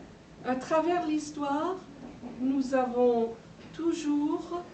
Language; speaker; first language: French; non-native, fluent; Persian